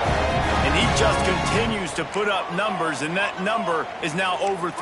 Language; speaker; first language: English; native; English